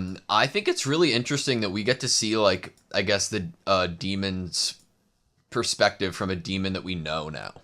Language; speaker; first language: English; native; English